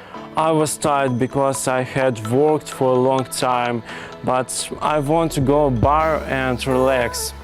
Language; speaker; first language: English; non-native, learner; Russian